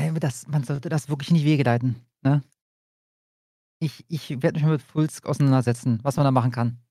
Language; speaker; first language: German; native; German